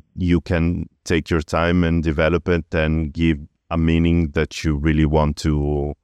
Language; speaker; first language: English; early bilingual, other home language; Italian